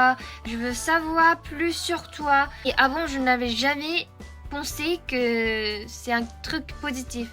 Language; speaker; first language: French; non-native, fluent; Japanese